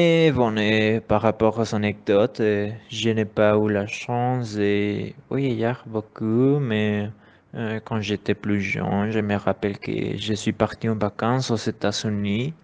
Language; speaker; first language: French; non-native, learner; Spanish